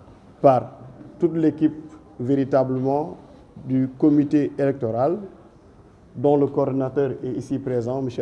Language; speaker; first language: French; non-native, local second language; Wolof